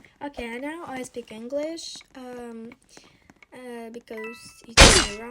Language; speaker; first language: English; non-native, learner; Ukrainian